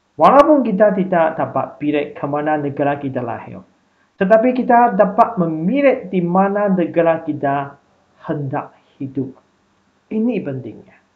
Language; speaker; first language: Malay; non-native, local second language; Chinese